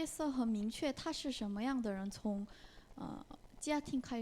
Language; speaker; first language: Chinese; non-native, fluent; Korean